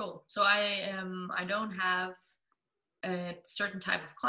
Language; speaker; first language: English; non-native, fluent; German